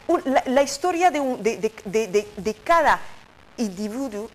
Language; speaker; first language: Spanish; non-native, fluent; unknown